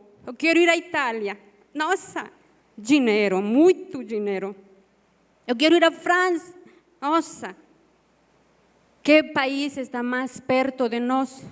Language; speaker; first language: Portuguese; non-native, learner; Spanish